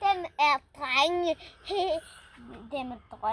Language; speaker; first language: Danish; early bilingual, other home language; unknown